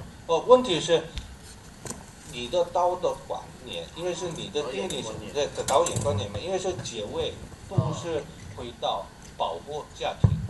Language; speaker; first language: Chinese; non-native, fluent; Korean